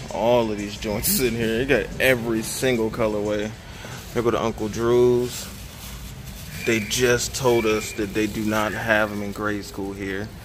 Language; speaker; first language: English; native; English